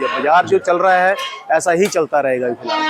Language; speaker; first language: Hindi; native; Hindi